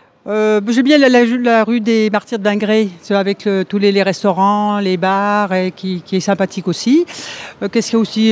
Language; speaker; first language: French; native; French